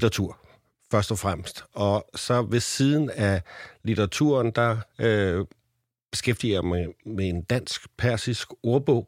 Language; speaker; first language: Danish; native; Danish